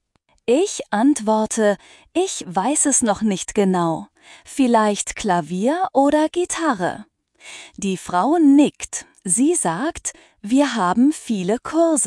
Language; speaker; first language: German; non-native, fluent; Turkish